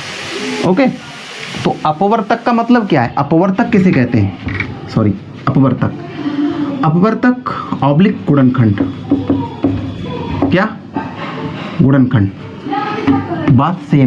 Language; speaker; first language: Hindi; native; Hindi